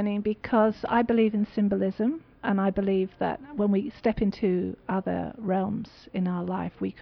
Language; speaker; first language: English; native; English